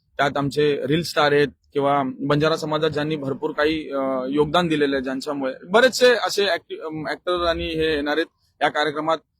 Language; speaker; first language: Marathi; non-native, local second language; Lambadi